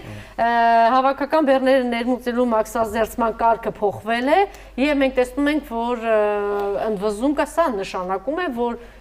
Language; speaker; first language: Armenian; native; Armenian